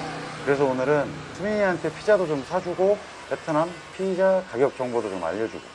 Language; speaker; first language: Korean; native; Korean